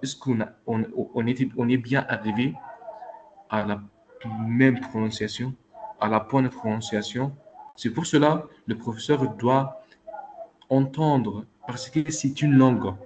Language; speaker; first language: French; non-native, local second language; Arabic